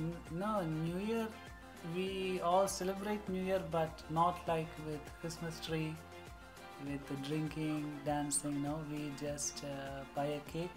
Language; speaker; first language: English; non-native, local second language; Malayalam